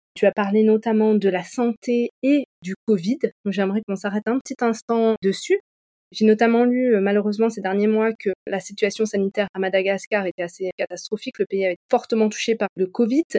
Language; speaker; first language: French; native; French